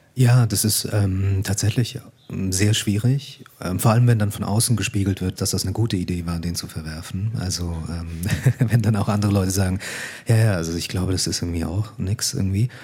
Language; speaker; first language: German; native; German